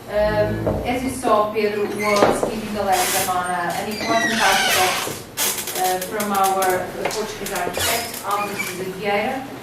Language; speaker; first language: English; non-native, fluent; Portuguese